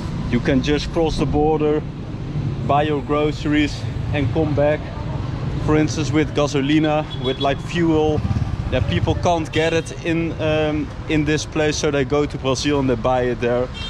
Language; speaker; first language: English; non-native, fluent; Dutch